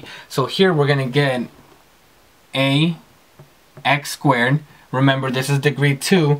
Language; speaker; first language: English; native; English